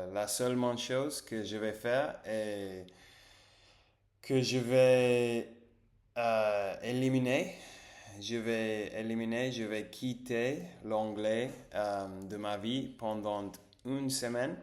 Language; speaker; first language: French; non-native, learner; English